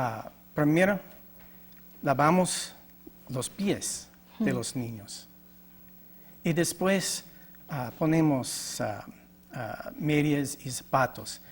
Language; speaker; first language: Spanish; non-native, learner; English